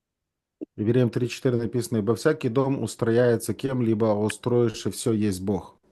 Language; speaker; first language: Russian; native; Russian